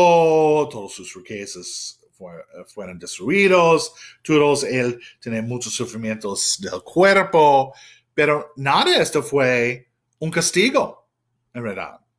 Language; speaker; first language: Spanish; non-native, fluent; English